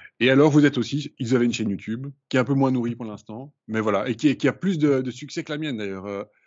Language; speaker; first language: French; native; French